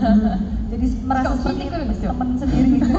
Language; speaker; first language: Indonesian; native; Indonesian